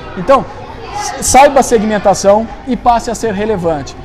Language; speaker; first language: Portuguese; native; Portuguese